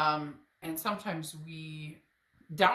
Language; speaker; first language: English; native; English